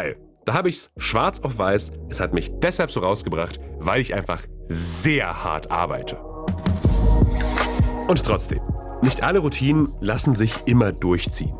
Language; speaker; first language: German; native; German